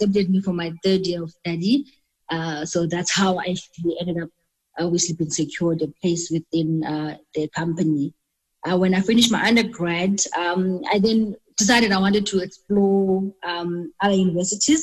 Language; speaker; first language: English; non-native, local second language; Xhosa